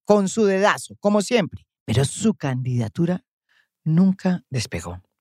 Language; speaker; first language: Spanish; native; Spanish